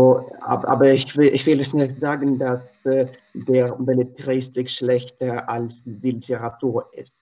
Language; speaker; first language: German; non-native, learner; Russian